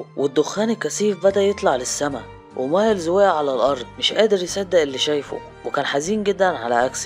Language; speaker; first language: Arabic; native; Arabic